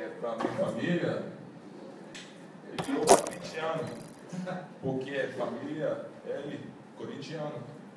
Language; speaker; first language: Portuguese; non-native, learner; English